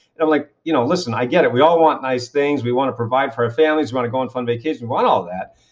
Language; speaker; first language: English; native; English